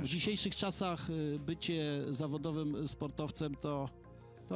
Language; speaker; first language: Polish; native; Polish